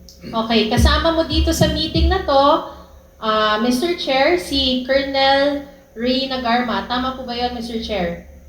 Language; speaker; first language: Filipino; native; Filipino